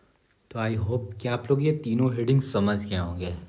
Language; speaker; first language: Hindi; native; Hindi